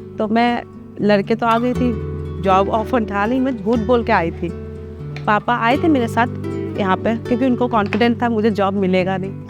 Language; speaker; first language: Hindi; non-native, local second language; Assamese